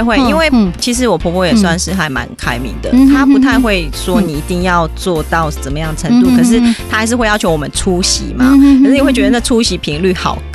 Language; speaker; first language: Chinese; native; Chinese